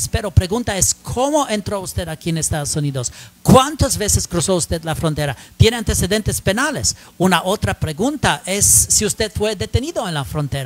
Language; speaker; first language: Spanish; non-native, learner; English